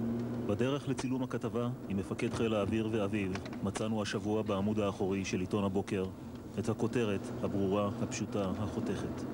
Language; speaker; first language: Hebrew; native; Hebrew